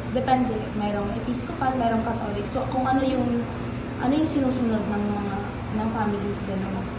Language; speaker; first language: Filipino; non-native, local second language; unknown